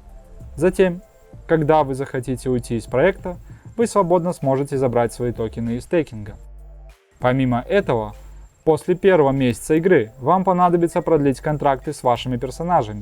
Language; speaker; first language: Russian; native; Russian